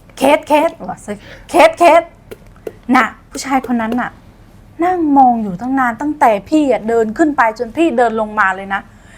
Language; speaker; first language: Thai; native; Thai